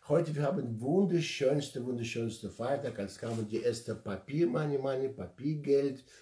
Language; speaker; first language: German; non-native, learner; Russian